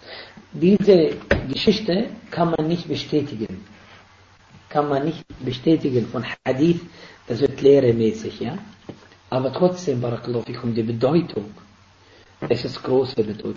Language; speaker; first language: German; non-native, fluent; Arabic